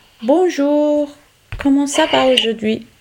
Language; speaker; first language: French; non-native, fluent; Italian